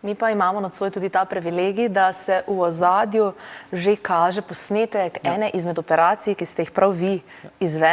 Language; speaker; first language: Slovenian; native; Slovenian